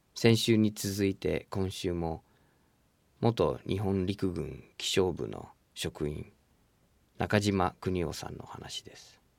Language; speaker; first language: Japanese; non-native, fluent; English